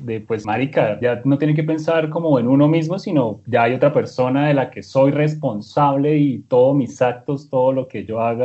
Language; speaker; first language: Spanish; native; Spanish